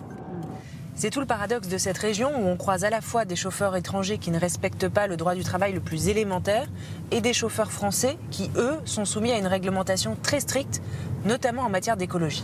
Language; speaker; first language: French; native; French